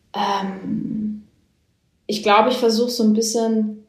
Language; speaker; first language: German; native; German